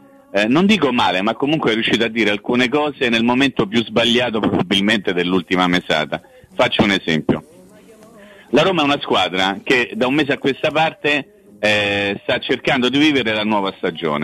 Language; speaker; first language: Italian; native; Italian